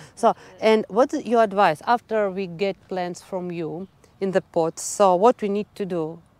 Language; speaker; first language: English; non-native, learner; Russian